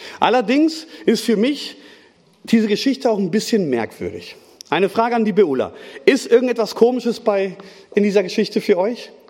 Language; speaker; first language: German; non-native, fluent; Spanish